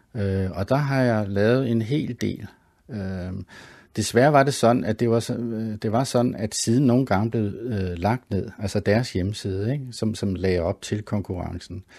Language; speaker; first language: Danish; native; Danish